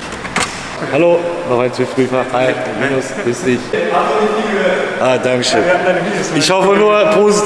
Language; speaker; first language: German; native; German